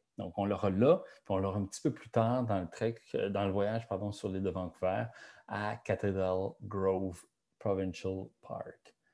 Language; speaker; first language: French; native; French